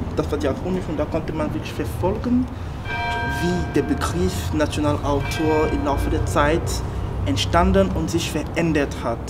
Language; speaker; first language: German; non-native, fluent; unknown